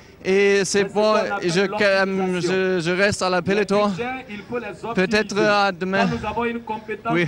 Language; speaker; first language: French; non-native, learner; German